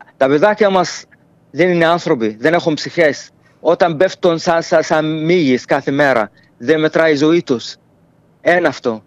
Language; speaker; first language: Greek; non-native, fluent; Arabic